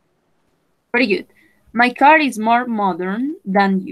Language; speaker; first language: English; non-native, fluent; Spanish